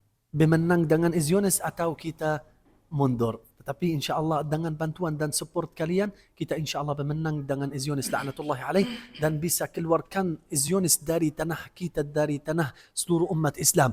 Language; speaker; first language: Indonesian; non-native, fluent; Arabic